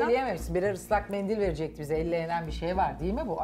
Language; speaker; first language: Turkish; native; Turkish